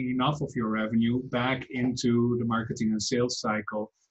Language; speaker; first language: English; non-native, fluent; Dutch